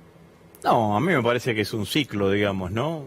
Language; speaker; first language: Spanish; native; Spanish